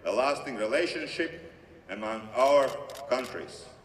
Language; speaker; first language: English; non-native, fluent; Latvian